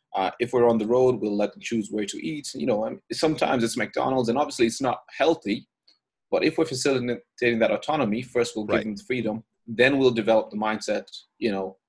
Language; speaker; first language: English; native; English